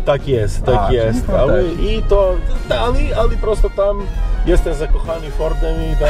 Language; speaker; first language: Polish; non-native, learner; Serbian